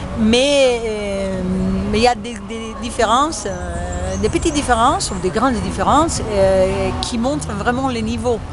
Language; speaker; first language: French; non-native, fluent; Spanish